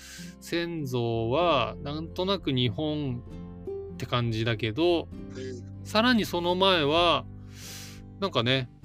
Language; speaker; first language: Japanese; native; Japanese